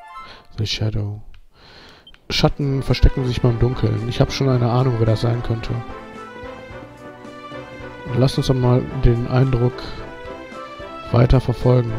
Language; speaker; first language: German; native; German